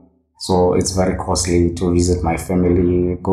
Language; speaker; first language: English; non-native, local second language; Zulu